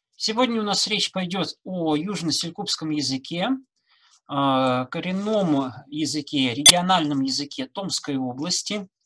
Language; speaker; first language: Russian; native; Russian